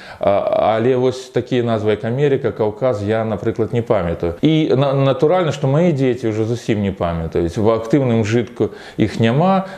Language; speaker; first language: Belarusian; non-native, local second language; Russian